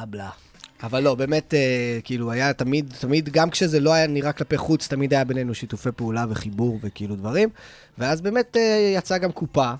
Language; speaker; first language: Hebrew; native; Hebrew